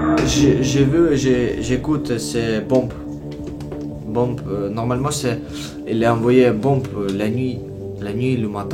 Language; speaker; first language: French; non-native, learner; Ukrainian